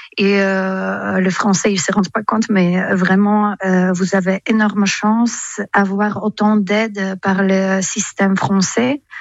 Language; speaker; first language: French; non-native, fluent; Polish